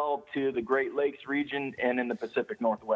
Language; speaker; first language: English; native; English